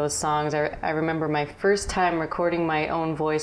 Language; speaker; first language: English; native; English